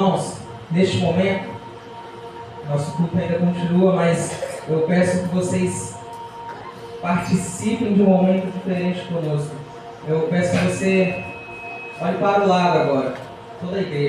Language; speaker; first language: Portuguese; native; Portuguese